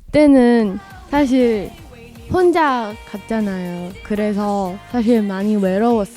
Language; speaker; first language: Korean; non-native, learner; Chinese